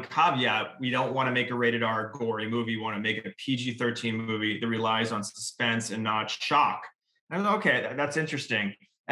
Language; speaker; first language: English; native; English